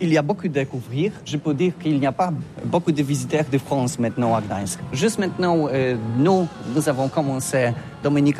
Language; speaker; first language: French; non-native, learner; Polish